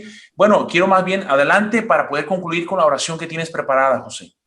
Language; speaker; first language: Spanish; native; Spanish